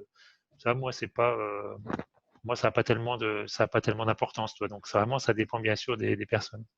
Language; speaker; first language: French; native; French